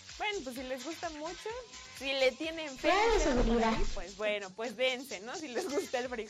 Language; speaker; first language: Spanish; native; Spanish